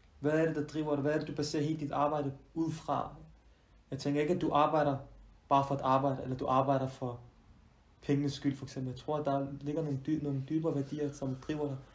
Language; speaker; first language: Danish; early bilingual, other home language; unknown